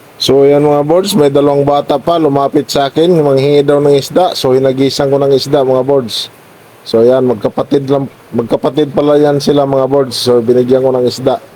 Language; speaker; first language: Filipino; non-native, local second language; Waray